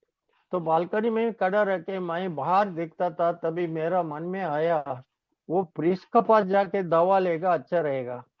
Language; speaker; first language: Hindi; non-native, local second language; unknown